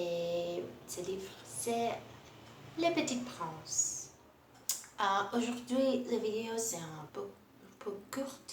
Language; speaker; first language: French; non-native, learner; Portuguese